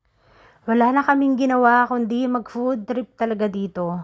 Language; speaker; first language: Filipino; native; Filipino